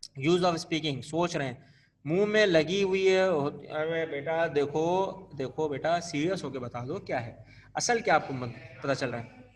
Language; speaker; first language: Urdu; native; Urdu